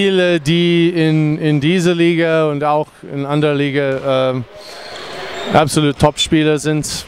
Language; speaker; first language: German; non-native, fluent; English